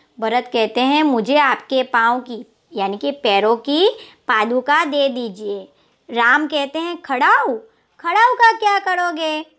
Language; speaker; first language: Hindi; non-native, local second language; Gujarati